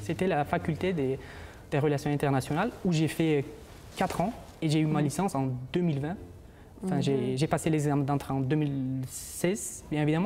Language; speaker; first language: French; non-native, fluent; Uzbek